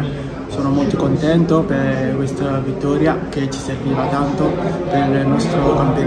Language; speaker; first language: Italian; non-native, fluent; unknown